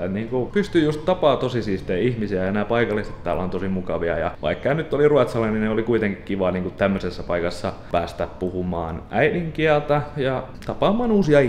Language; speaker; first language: Finnish; native; Finnish